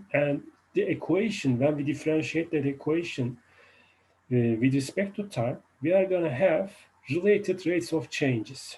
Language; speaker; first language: English; non-native, fluent; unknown